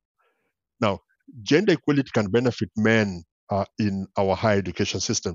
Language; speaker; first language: English; non-native, local second language; Luo (Kenya and Tanzania)